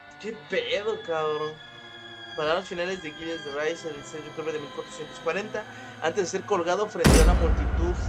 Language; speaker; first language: Spanish; native; Spanish